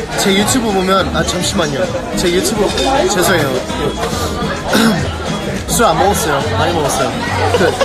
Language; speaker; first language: Korean; non-native, fluent; English